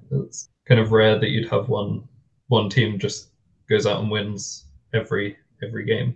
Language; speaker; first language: English; native; English